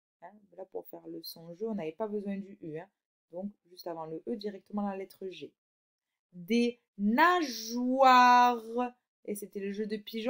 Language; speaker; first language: French; native; French